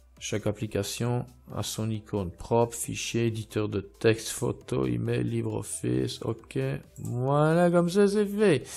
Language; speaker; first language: French; native; French